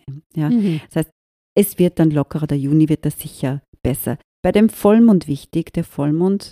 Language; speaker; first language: German; native; German